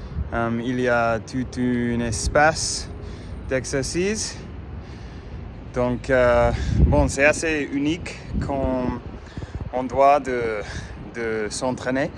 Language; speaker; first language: French; non-native, fluent; English